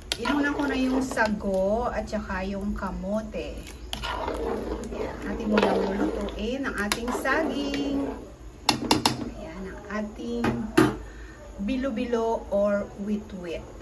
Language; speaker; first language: Filipino; non-native, local second language; Pampanga